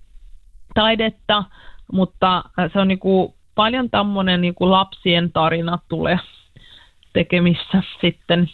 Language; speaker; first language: Finnish; non-native, learner; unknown